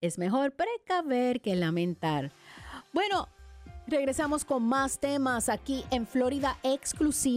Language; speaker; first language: Spanish; native; Spanish